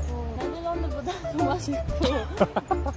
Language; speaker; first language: Korean; non-native, learner; Dutch